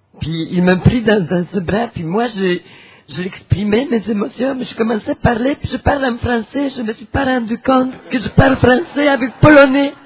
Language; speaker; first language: French; non-native, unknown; Polish